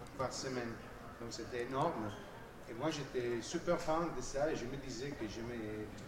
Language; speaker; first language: French; non-native, fluent; Italian